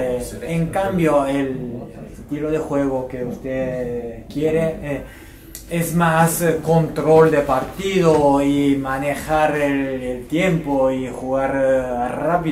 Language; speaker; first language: Spanish; non-native, fluent; Japanese